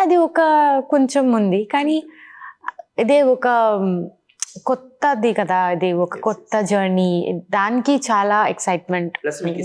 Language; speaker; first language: Telugu; non-native, learner; Bangla